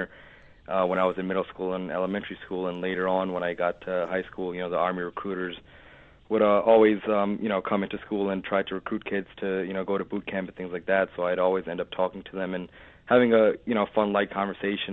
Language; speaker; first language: English; native; English